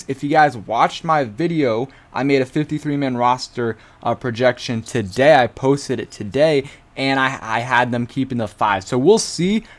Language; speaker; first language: English; native; English